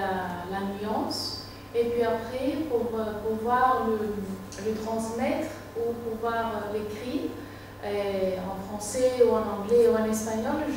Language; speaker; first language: French; non-native, fluent; Greek